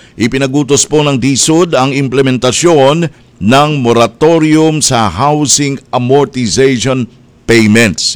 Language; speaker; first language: Filipino; native; Filipino